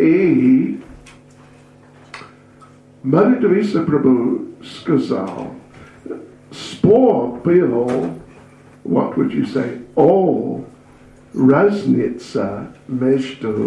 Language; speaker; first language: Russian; non-native, learner; English